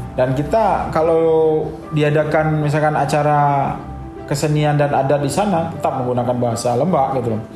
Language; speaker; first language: Indonesian; non-native, local second language; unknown